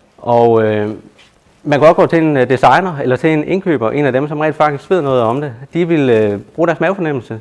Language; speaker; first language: Danish; native; Danish